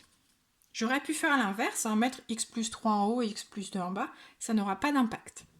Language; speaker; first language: French; native; French